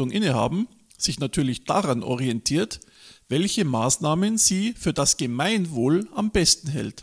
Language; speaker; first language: German; native; German